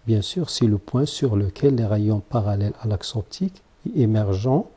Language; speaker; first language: French; non-native, local second language; Arabic